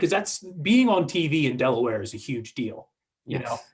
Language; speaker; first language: English; native; English